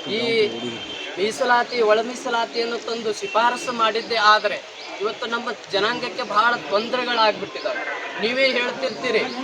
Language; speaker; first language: Kannada; non-native, local second language; Lambadi